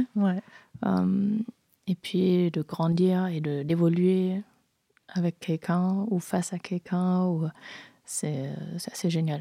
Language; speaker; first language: French; non-native, fluent; German